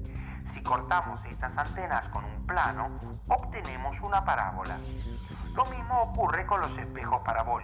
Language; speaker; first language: Spanish; native; Spanish